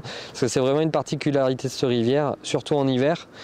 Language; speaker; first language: French; native; French